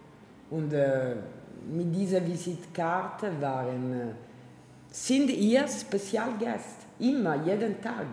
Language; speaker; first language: German; non-native, learner; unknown